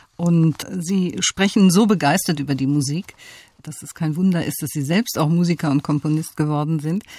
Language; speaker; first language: German; native; German